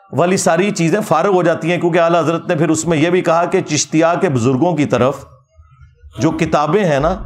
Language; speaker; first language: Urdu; non-native, local second language; Punjabi